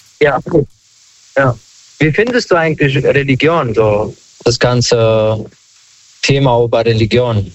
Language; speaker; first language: German; non-native, local second language; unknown